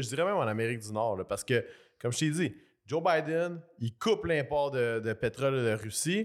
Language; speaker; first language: French; native; French